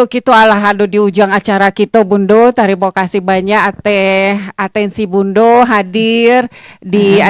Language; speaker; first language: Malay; non-native, local second language; Minangkabau